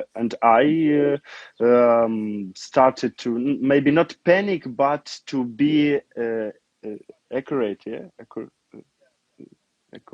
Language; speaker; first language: English; non-native, learner; Romanian